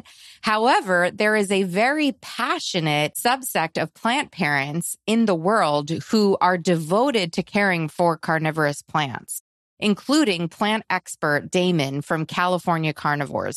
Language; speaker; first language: English; native; English